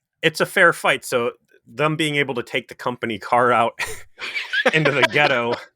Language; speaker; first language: English; native; English